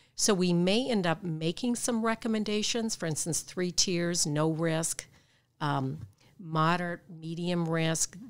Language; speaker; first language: English; native; English